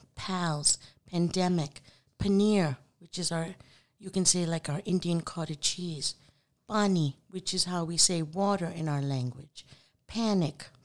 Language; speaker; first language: English; non-native, local second language; Urdu